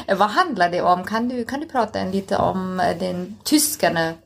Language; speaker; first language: German; native; German